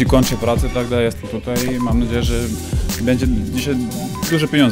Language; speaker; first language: Polish; non-native, learner; Serbian